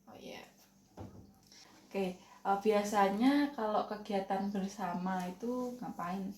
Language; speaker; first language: Indonesian; native; Indonesian